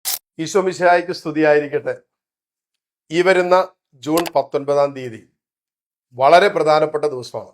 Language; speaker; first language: Malayalam; native; Malayalam